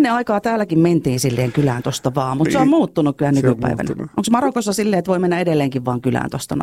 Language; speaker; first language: Finnish; native; Finnish